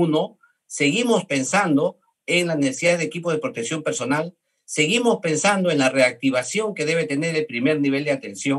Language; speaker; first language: Spanish; native; Spanish